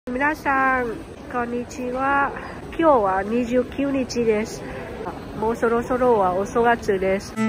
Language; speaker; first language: Japanese; non-native, learner; Vietnamese